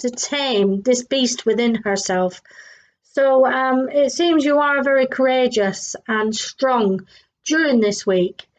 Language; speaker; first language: English; native; English